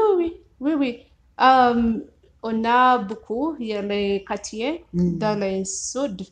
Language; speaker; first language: French; non-native, learner; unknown